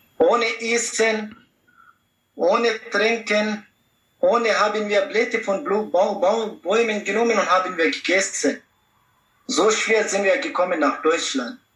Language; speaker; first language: German; non-native, learner; Pashto